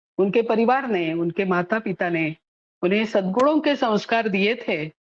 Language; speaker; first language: Hindi; non-native, local second language; Marathi